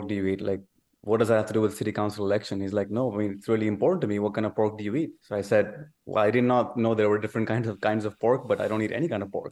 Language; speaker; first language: English; non-native, local second language; Urdu